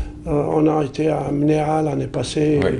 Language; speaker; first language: French; non-native, local second language; Arabic